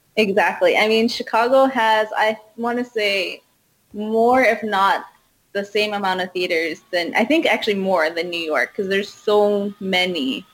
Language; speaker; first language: English; early bilingual, other home language; Hindi